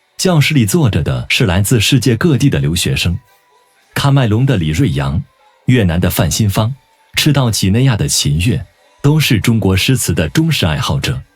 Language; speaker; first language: Chinese; native; Chinese